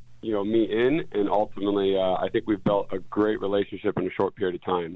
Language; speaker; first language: English; native; English